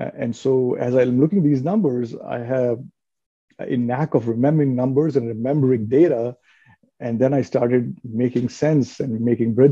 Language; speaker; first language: English; non-native, local second language; Hindi